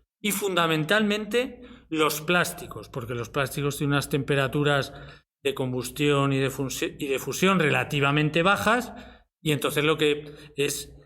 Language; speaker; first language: Spanish; native; Spanish